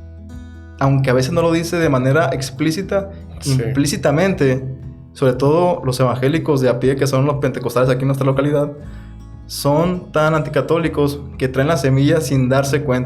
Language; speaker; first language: Spanish; native; Spanish